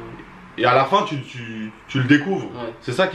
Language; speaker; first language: French; native; French